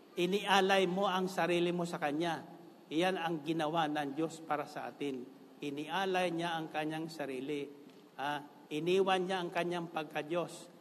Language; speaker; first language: Filipino; non-native, local second language; Bikol